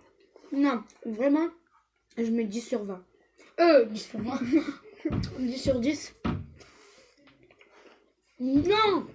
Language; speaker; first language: French; native; French